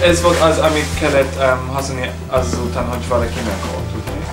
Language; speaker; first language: Hungarian; non-native, learner; English